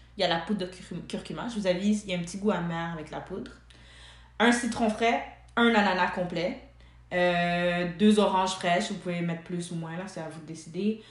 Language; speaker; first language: French; early bilingual, other home language; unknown